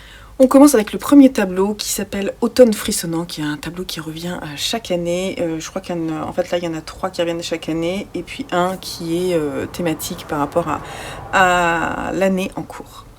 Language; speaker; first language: French; native; French